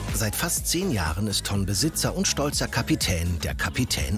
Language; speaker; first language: German; native; German